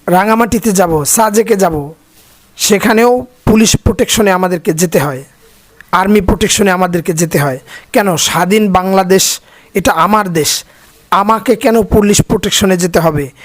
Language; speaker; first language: Bangla; native; Bangla